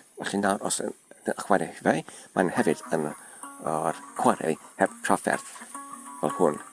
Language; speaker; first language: Welsh; non-native, learner; Polish